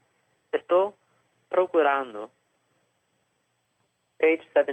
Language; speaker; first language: Portuguese; non-native, learner; English